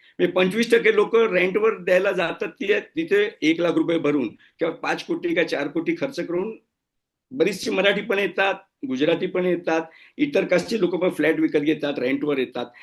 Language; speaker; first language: Marathi; non-native, local second language; Gujarati